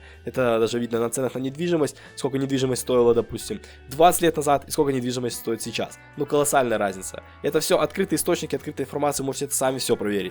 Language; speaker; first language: Russian; native; Russian